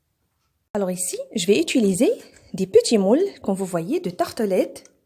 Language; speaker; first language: French; non-native, local second language; Arabic